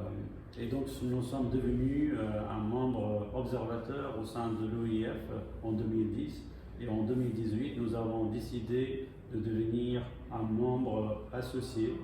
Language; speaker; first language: French; non-native, fluent; Arabic